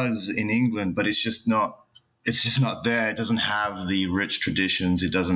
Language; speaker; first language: English; native; English